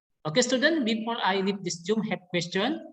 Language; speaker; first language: English; non-native, learner; Indonesian